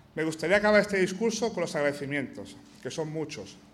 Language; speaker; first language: Spanish; non-native, local second language; Catalan